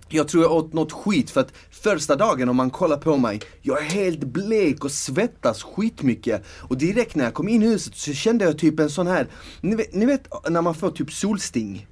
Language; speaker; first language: Swedish; native; Swedish